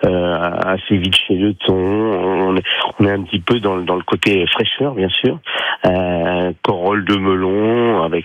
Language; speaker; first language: French; native; French